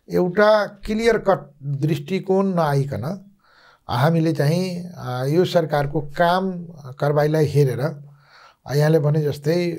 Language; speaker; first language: Nepali; non-native, local second language; Maithili